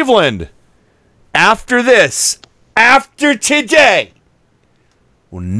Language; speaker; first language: English; native; English